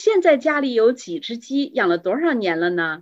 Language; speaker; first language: Chinese; native; Chinese